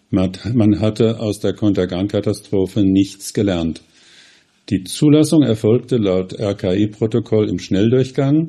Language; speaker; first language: German; native; German